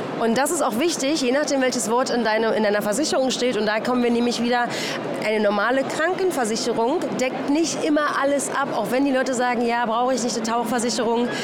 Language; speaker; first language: German; native; German